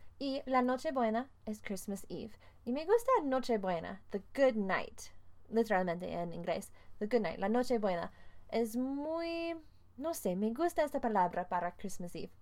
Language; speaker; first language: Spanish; non-native, fluent; English